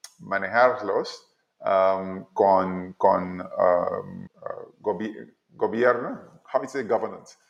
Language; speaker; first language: Spanish; non-native, learner; English